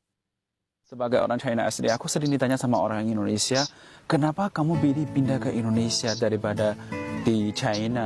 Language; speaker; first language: Indonesian; non-native, fluent; Chinese